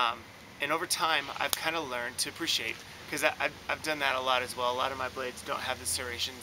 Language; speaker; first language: English; native; English